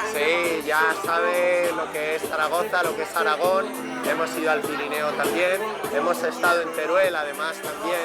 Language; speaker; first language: Spanish; native; Spanish